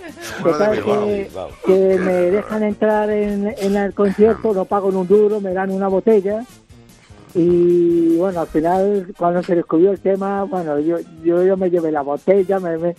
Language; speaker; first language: Spanish; native; Spanish